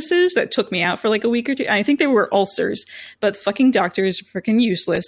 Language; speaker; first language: English; native; English